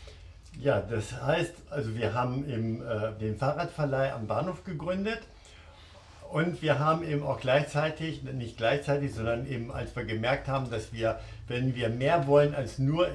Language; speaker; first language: German; native; German